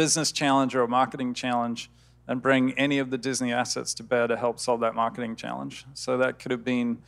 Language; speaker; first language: English; native; English